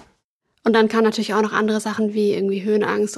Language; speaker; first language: German; native; German